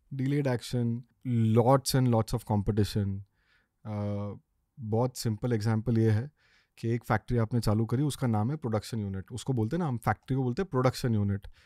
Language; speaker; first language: Hindi; native; Hindi